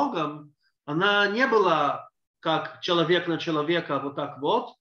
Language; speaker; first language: Russian; early bilingual, heritage; Russian